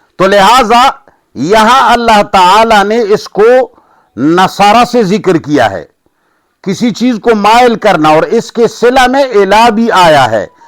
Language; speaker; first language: Urdu; non-native, local second language; Pashto